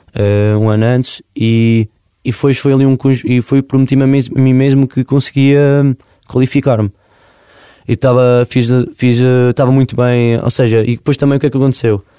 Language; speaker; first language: Portuguese; native; Portuguese